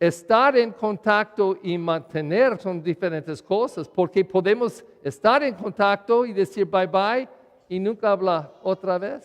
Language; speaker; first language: Spanish; non-native, learner; English